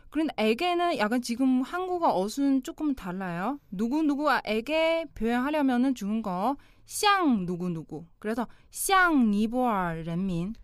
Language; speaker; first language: Korean; non-native, local second language; Chinese